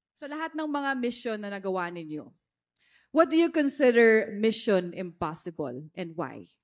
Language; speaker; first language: Filipino; native; Filipino